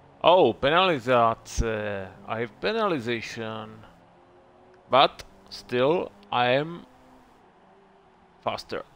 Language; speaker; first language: English; non-native, learner; Czech